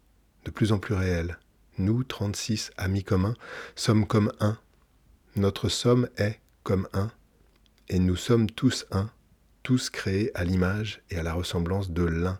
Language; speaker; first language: French; native; French